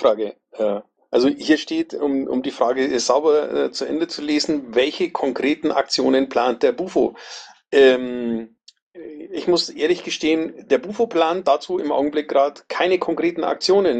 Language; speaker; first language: German; native; German